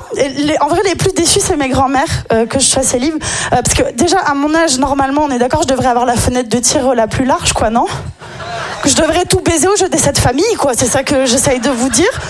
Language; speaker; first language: French; native; French